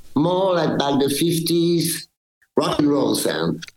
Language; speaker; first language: English; early bilingual, other home language; French